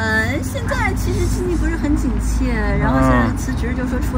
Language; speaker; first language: Chinese; native; Chinese